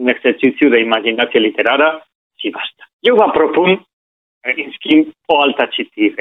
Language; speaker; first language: Romanian; non-native, fluent; Spanish